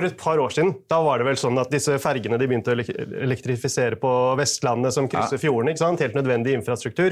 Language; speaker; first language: Norwegian; native; Norwegian